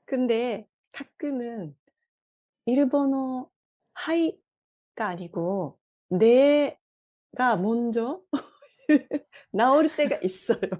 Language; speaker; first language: Korean; non-native, fluent; Japanese